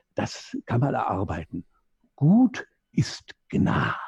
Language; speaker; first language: German; native; German